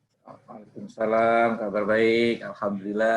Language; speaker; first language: Indonesian; non-native, local second language; Javanese